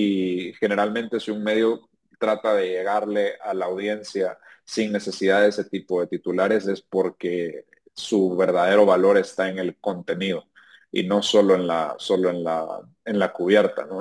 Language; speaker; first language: Spanish; native; Spanish